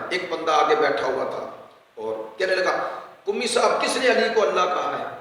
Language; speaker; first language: Urdu; non-native, local second language; Punjabi